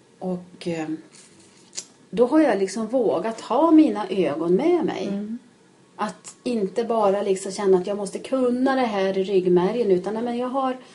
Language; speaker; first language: Swedish; early bilingual, other home language; Finnish